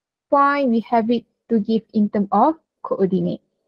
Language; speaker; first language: English; non-native, local second language; Malay